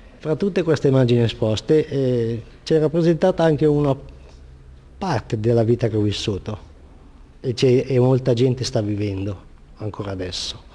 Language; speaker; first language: Italian; native; Italian